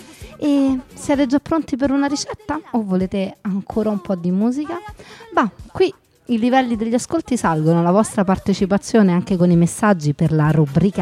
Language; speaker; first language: Italian; native; Italian